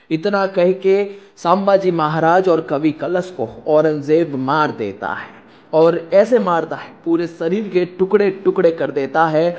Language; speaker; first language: Hindi; non-native, local second language; Gujarati